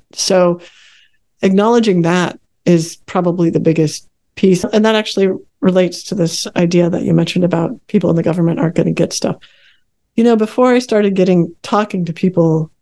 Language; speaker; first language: English; native; English